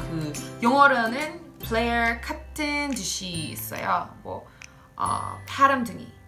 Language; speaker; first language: Korean; non-native, learner; English